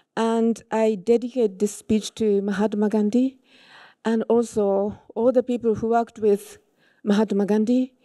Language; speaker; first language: English; non-native, fluent; Japanese